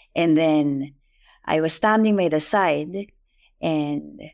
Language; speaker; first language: English; non-native, local second language; Filipino